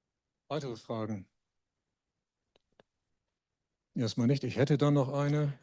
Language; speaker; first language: German; native; German